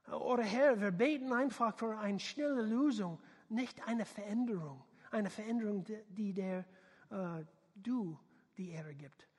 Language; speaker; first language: German; non-native, learner; English